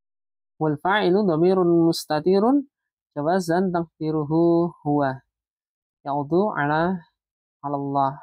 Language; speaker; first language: Arabic; non-native, fluent; Indonesian